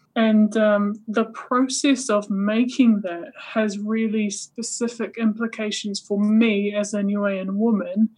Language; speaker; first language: English; native; English